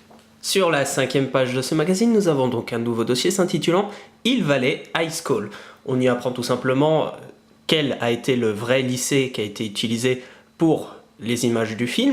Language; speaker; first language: French; native; French